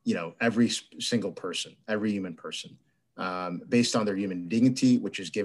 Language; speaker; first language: English; native; English